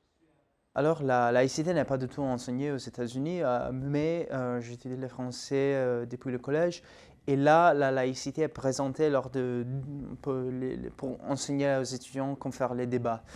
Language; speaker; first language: French; non-native, fluent; Italian